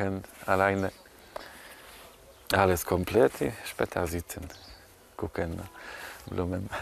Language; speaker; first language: German; non-native, learner; Polish